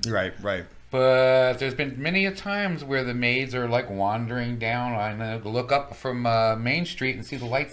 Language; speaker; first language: English; native; English